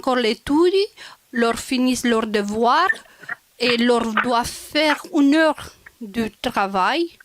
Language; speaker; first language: French; non-native, local second language; Romanian